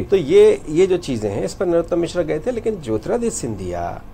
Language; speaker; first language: Hindi; native; Hindi